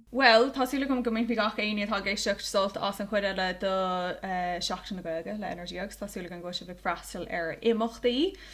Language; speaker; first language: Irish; non-native, local second language; English